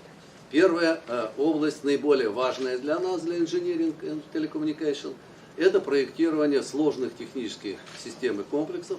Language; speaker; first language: Russian; native; Russian